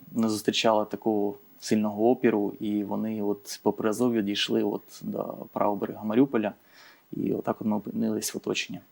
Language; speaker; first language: Ukrainian; native; Ukrainian